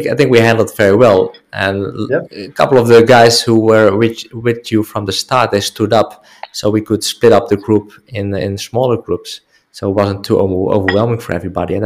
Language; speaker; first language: English; non-native, fluent; Dutch